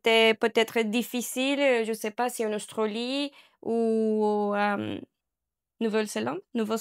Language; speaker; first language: French; non-native, learner; Spanish